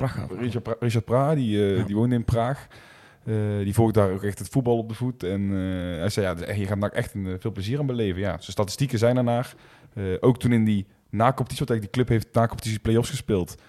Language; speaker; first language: Dutch; native; Dutch